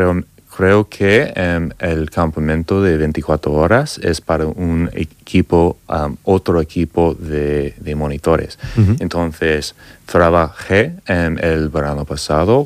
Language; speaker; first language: Spanish; non-native, fluent; English